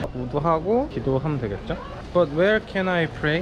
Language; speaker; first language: English; non-native, learner; Korean